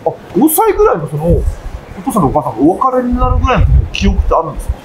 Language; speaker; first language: Japanese; native; Japanese